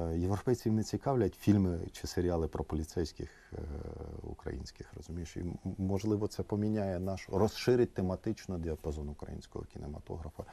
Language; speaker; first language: Ukrainian; native; Ukrainian